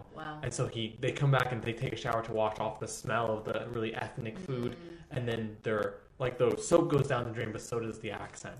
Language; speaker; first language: English; early bilingual, other home language; Spanish